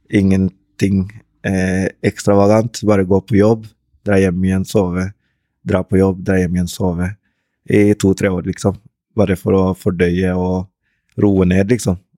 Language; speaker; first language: Norwegian; early bilingual, other home language; Rundi